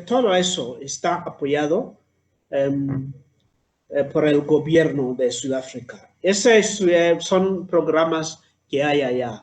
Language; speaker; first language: Spanish; non-native, fluent; Southern Sotho